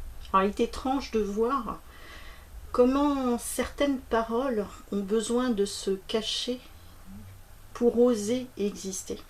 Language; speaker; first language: French; native; French